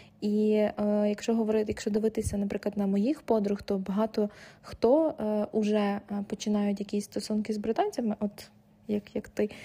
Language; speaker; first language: Ukrainian; native; Ukrainian